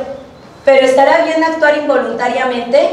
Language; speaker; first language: Spanish; native; Spanish